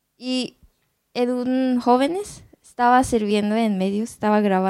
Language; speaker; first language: Spanish; non-native, learner; Japanese